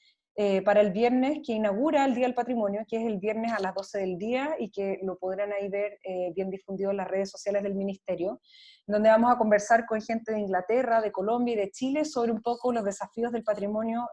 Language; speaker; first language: Spanish; native; Spanish